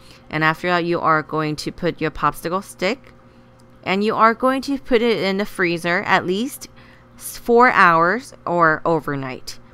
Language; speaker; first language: English; non-native, fluent; Thai